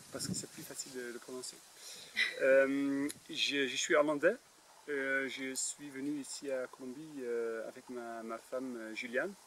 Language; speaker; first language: French; non-native, fluent; Dutch